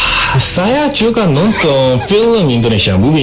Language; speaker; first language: Indonesian; non-native, learner; Korean